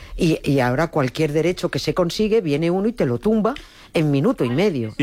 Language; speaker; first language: Spanish; native; Spanish